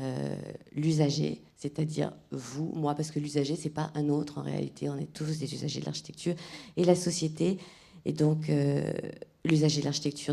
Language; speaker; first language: French; native; French